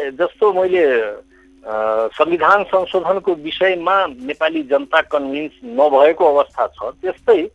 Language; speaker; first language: Nepali; non-native, local second language; Maithili